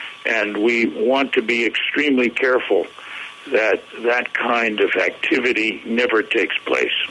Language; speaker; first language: English; native; English